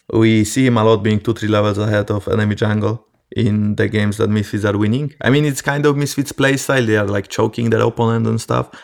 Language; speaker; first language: English; non-native, fluent; Polish